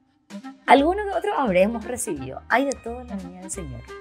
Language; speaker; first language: Spanish; native; Spanish